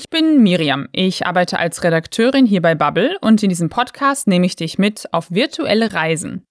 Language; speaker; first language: German; native; German